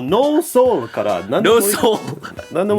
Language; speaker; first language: Japanese; non-native, learner; English